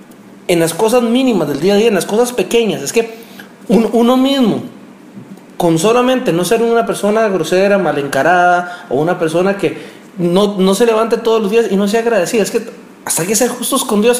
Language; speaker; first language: Spanish; native; Spanish